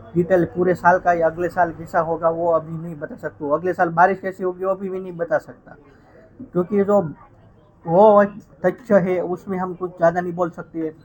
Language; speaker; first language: Hindi; non-native, local second language; Gujarati